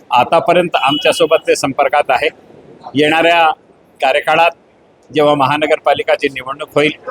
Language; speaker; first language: Marathi; non-native, local second language; Hindi